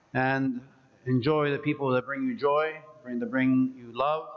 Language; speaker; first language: English; early bilingual, other home language; Greek